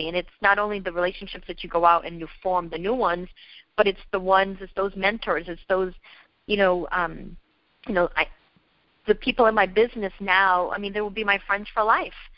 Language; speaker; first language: English; native; English